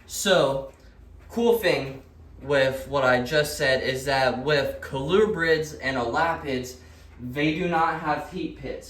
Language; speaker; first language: English; native; English